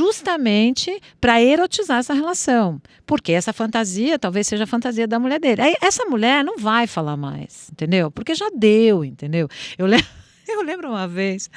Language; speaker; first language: Portuguese; native; Portuguese